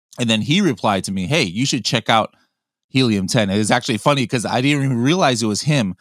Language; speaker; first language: English; native; English